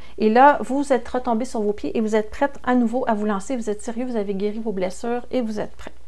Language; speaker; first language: French; native; French